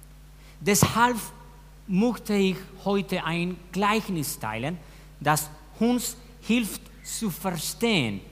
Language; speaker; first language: German; non-native, fluent; Spanish